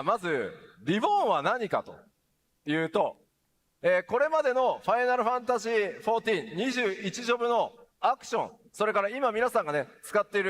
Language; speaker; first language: Japanese; native; Japanese